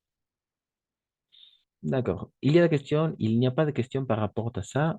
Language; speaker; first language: French; non-native, fluent; Spanish